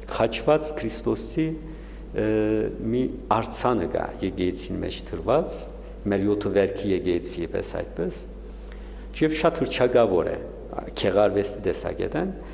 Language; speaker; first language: Armenian; native; Armenian